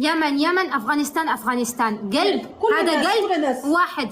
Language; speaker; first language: Arabic; non-native, learner; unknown